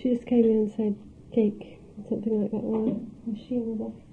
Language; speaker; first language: English; native; English